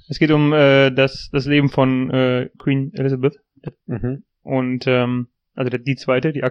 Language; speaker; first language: German; native; German